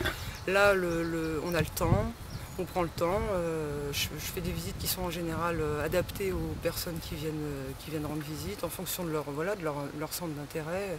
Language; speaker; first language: French; native; French